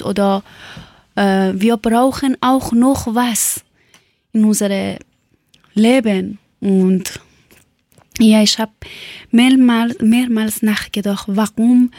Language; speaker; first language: German; non-native, learner; Persian